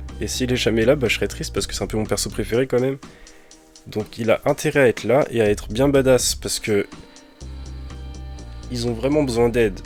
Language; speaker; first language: French; native; French